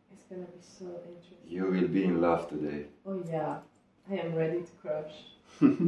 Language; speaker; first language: English; non-native, fluent; Italian